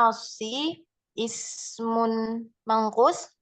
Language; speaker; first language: Arabic; non-native, learner; Indonesian